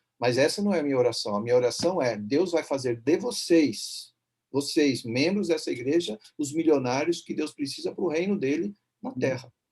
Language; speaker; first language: Portuguese; native; Portuguese